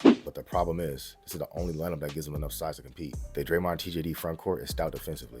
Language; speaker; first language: English; native; English